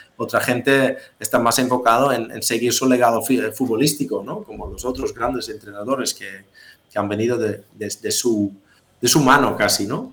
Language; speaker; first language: Spanish; non-native, fluent; Dutch